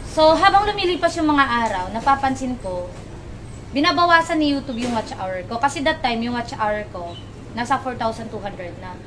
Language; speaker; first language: Filipino; non-native, local second language; Waray